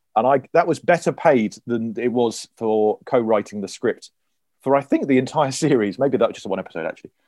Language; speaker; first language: English; native; English